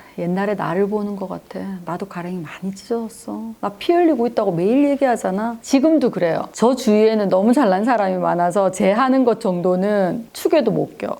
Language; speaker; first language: Korean; native; Korean